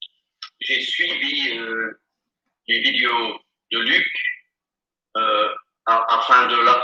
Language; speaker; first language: French; non-native, learner; English